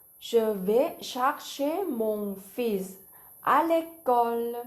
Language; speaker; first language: French; non-native, fluent; Thai